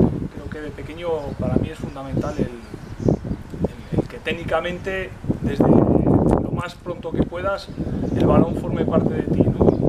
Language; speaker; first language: Spanish; native; Spanish